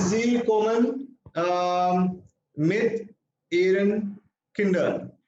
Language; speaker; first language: German; non-native, fluent; Hindi